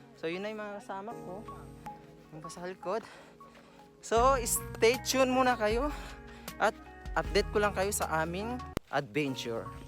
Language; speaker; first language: Filipino; non-native, local second language; Maguindanaon